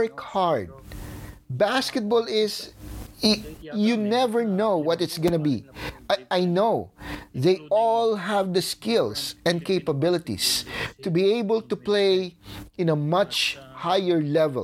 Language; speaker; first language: English; non-native, local second language; Filipino